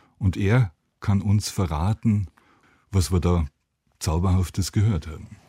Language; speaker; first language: German; native; German